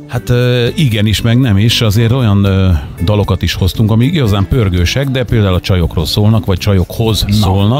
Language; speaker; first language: Hungarian; native; Hungarian